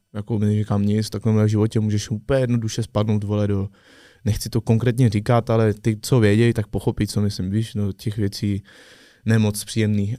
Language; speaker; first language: Czech; non-native, fluent; French